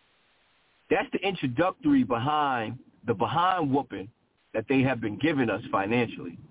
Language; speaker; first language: English; native; English